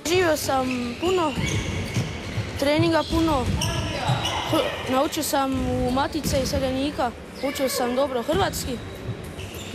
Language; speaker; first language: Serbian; early bilingual, heritage; Serbian